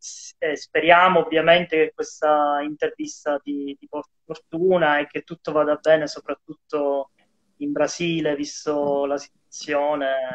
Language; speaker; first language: Italian; native; Italian